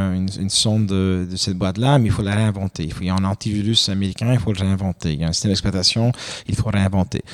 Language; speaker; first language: French; non-native, fluent; Romanian